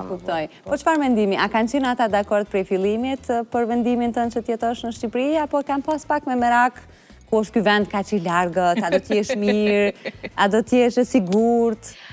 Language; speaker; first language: Albanian; native; Albanian